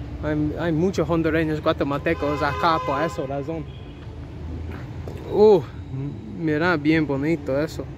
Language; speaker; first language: Spanish; non-native, learner; English